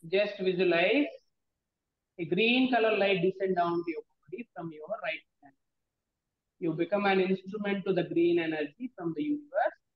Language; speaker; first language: English; non-native, local second language; Telugu